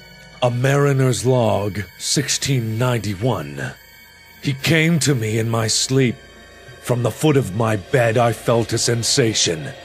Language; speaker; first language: English; native; English